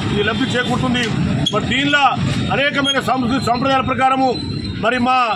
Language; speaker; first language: Telugu; non-native, local second language; Lambadi